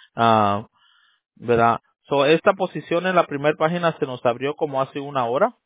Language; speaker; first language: Spanish; early bilingual, heritage; Spanish